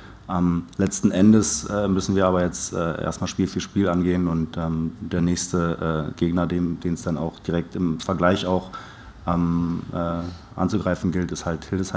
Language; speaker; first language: German; native; German